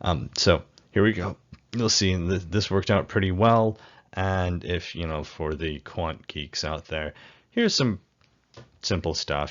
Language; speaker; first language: English; native; English